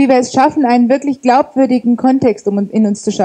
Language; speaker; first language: German; native; German